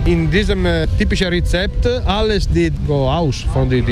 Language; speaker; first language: German; non-native, learner; Italian